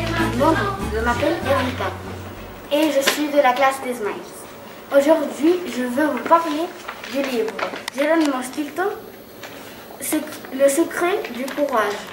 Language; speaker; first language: French; non-native, learner; Catalan